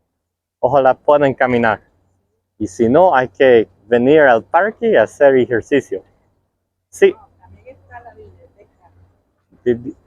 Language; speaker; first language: Spanish; non-native, fluent; English